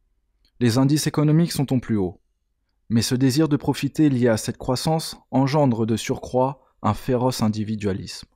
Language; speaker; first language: French; native; French